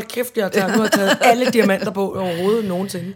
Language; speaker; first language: Danish; native; Danish